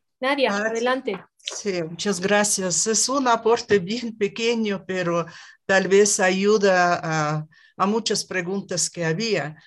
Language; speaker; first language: Spanish; non-native, learner; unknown